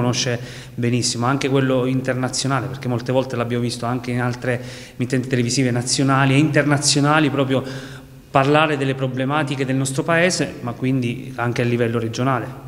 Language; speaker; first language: Italian; native; Italian